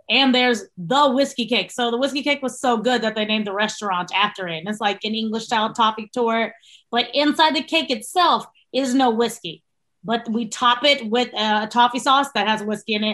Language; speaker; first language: English; native; English